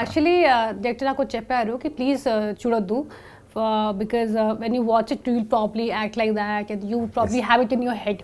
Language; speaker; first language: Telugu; non-native, local second language; Hindi